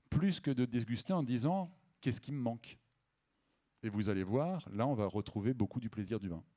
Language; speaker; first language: French; native; French